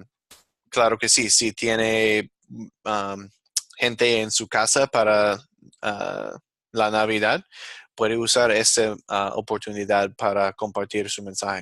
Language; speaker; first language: Spanish; non-native, fluent; English